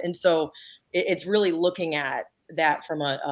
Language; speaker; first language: English; native; English